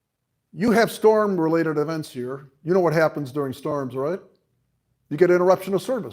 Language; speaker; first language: English; native; English